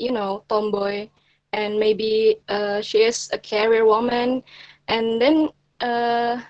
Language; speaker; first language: English; non-native, learner; Indonesian